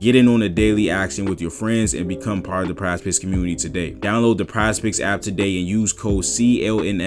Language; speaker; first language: English; native; English